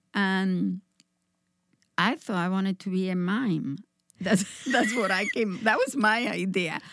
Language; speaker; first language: English; non-native, fluent; Spanish